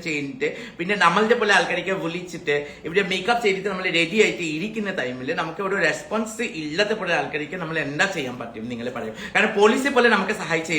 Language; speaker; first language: Malayalam; non-native, learner; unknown